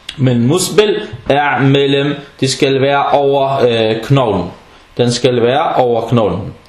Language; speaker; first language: Danish; early bilingual, other home language; Arabic